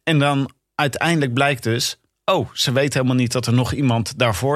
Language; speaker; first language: Dutch; native; Dutch